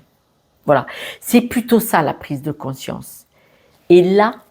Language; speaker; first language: French; native; French